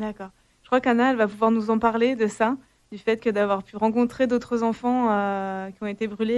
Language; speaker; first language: French; native; French